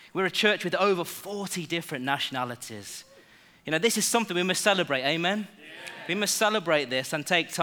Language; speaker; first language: English; native; English